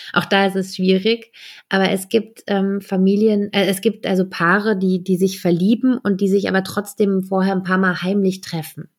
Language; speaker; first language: German; native; German